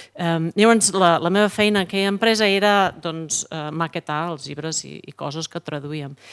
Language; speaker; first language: Catalan; non-native, fluent; English